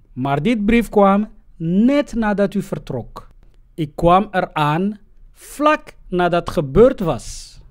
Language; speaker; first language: Dutch; non-native, fluent; Somali